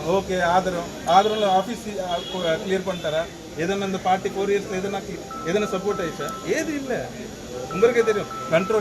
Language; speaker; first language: Tamil; non-native, local second language; Telugu